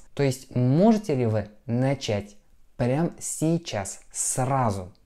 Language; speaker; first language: Russian; non-native, fluent; Polish